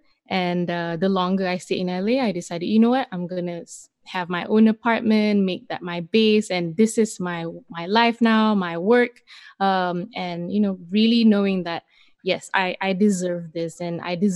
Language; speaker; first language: English; non-native, local second language; Malay